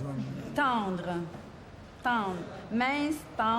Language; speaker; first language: French; native; French